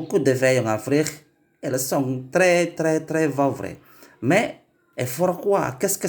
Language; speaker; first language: French; non-native, learner; Indonesian